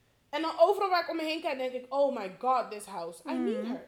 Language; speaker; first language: Dutch; early bilingual, heritage; Dutch